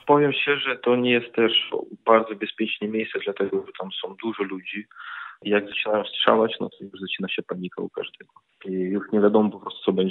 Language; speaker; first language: Polish; non-native, fluent; Ukrainian